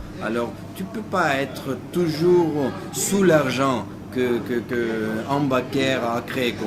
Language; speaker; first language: French; non-native, fluent; Greek